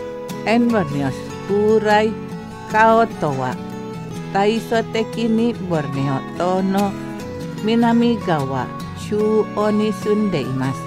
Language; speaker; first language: Japanese; non-native, fluent; Indonesian